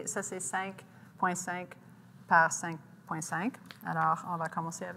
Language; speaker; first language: French; non-native, local second language; English